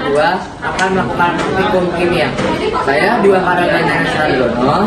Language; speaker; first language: Indonesian; native; Indonesian